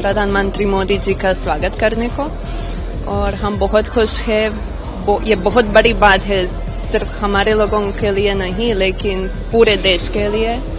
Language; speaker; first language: Hindi; non-native, learner; Croatian